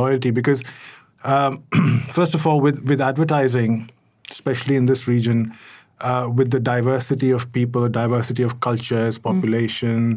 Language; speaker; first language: English; non-native, local second language; Hindi